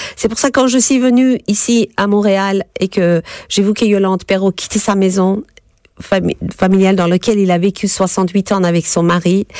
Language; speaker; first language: French; non-native, fluent; Persian